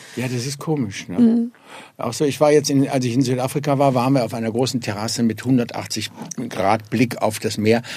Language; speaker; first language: German; native; German